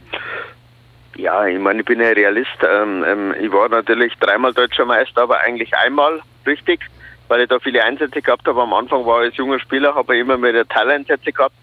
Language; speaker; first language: German; native; German